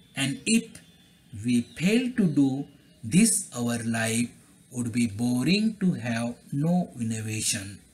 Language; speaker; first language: English; non-native, local second language; Marathi